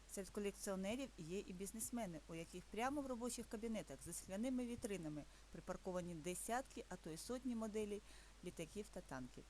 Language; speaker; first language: Ukrainian; native; Ukrainian